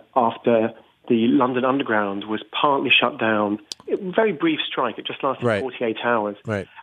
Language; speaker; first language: English; native; English